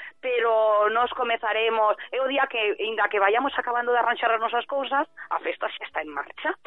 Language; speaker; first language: Galician; native; Galician